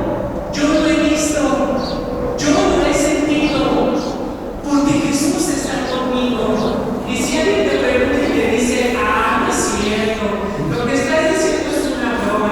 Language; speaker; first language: Spanish; native; Spanish